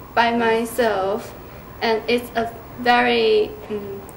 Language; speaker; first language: English; non-native, learner; Chinese